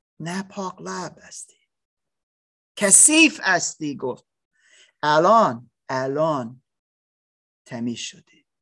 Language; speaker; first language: Persian; non-native, learner; English